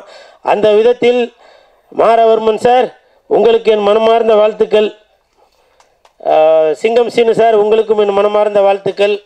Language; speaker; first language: Tamil; native; Tamil